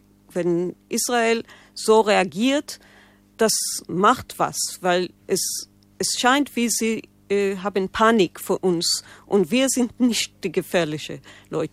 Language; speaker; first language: German; non-native, fluent; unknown